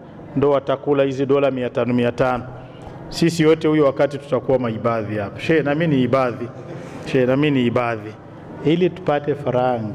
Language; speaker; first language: Swahili; non-native, local second language; Rundi